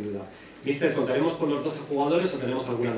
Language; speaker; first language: Spanish; native; Spanish